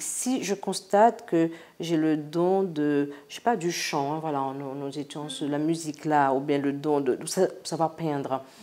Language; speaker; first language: French; native; French